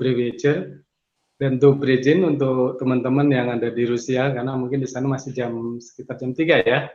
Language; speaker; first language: Indonesian; native; Indonesian